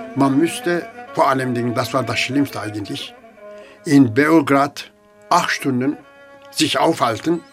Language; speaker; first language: German; non-native, fluent; Turkish